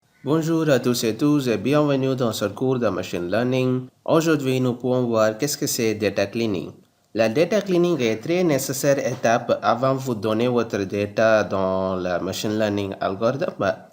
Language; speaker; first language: French; non-native, learner; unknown